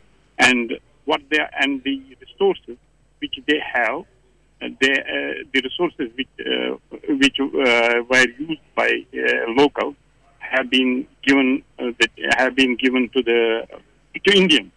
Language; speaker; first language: English; non-native, local second language; Kashmiri